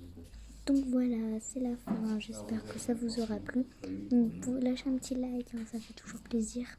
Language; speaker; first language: French; native; French